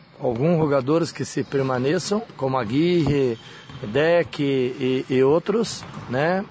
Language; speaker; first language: Portuguese; non-native, learner; Spanish